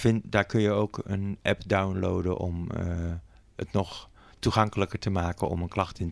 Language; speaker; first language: Dutch; native; Dutch